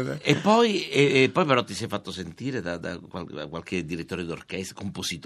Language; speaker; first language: Italian; native; Italian